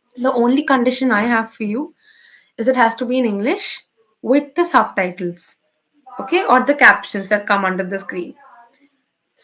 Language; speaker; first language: English; non-native, local second language; Bangla